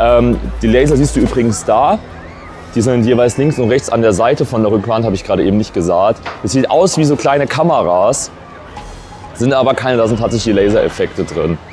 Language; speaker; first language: German; native; German